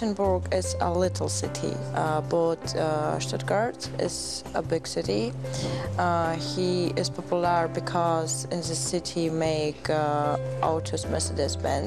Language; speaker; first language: English; non-native, learner; German